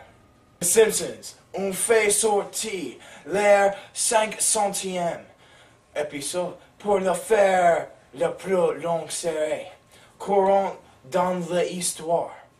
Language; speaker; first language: French; non-native, learner; English